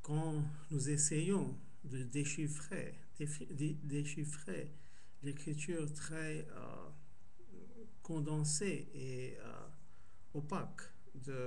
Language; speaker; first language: French; non-native, fluent; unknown